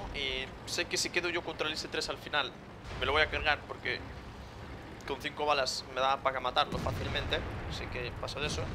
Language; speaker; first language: Spanish; native; Spanish